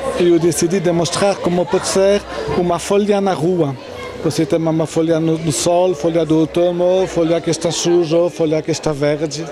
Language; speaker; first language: Portuguese; non-native, fluent; French